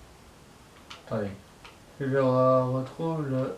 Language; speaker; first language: French; native; French